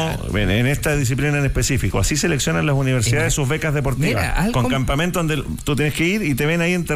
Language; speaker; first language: Spanish; native; Spanish